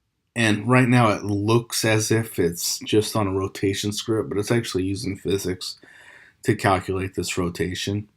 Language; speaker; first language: English; native; English